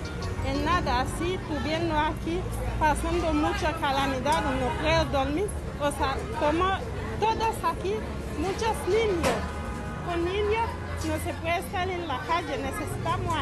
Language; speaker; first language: Spanish; non-native, learner; Haitian Creole